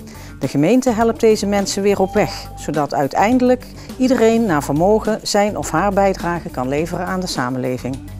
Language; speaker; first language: Dutch; native; Dutch